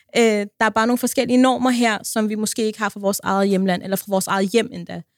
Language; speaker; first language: Danish; early bilingual, other home language; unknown